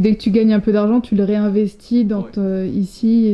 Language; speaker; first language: French; native; French